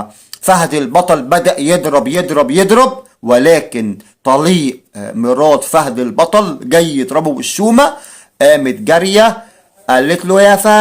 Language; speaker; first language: Arabic; native; Arabic